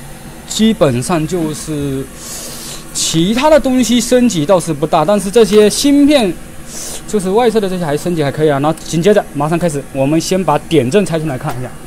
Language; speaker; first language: Chinese; native; Chinese